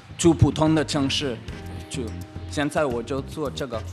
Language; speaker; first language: Chinese; non-native, learner; English